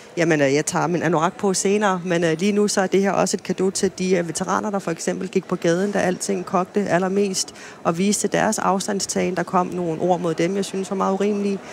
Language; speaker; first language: Danish; native; Danish